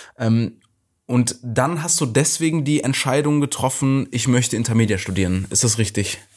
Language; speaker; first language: German; native; German